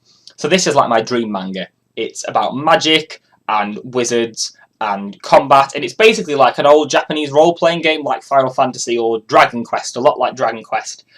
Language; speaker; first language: English; native; English